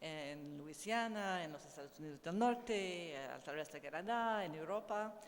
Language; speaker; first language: Spanish; non-native, learner; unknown